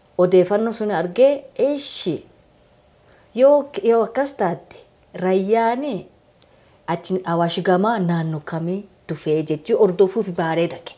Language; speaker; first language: Oromo; non-native, fluent; Japanese